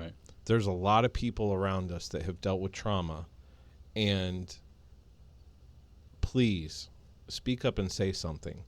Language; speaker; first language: English; native; English